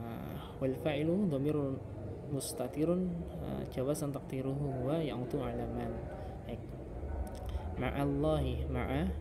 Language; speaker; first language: Arabic; non-native, fluent; Indonesian